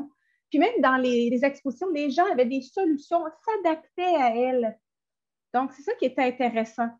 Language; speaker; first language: French; native; French